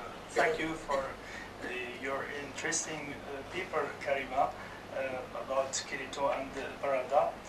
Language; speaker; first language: English; non-native, learner; Arabic